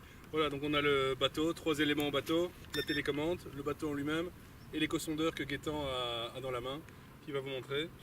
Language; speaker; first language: French; native; French